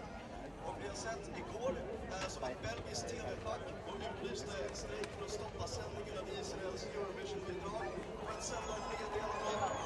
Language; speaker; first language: Swedish; native; Swedish